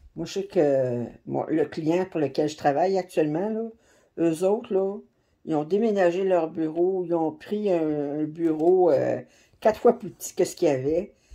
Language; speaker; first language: French; native; French